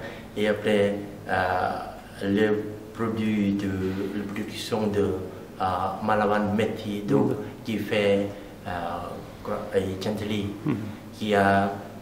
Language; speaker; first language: French; non-native, learner; Lao